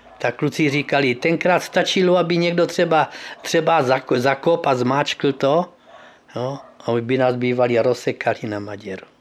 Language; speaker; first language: Czech; early bilingual, heritage; Czech